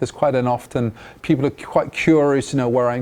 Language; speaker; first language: English; non-native, learner; Vietnamese